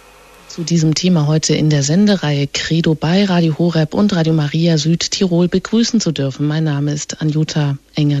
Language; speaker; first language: German; native; German